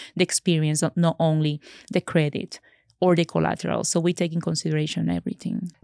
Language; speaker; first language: English; non-native, fluent; Spanish